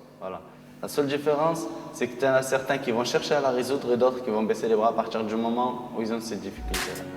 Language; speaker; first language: French; early bilingual, other home language; Arabic